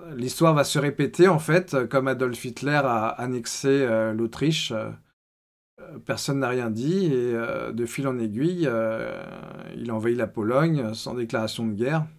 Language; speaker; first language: French; native; French